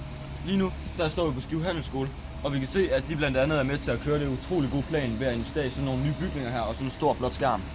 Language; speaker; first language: Danish; native; Danish